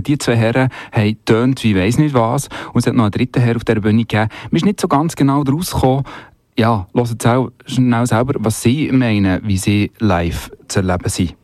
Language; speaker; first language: German; native; German